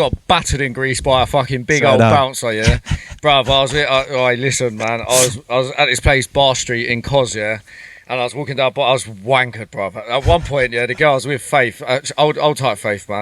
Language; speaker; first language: English; native; English